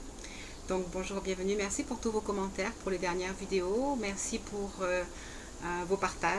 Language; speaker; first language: French; native; French